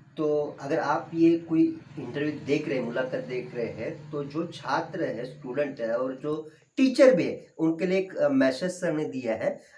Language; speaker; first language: Hindi; non-native, local second language; Marathi